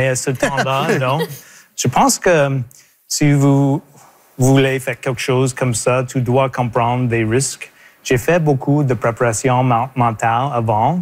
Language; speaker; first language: French; non-native, local second language; English